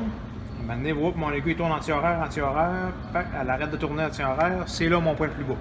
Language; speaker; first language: French; native; French